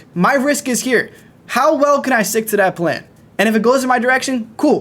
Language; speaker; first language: English; native; English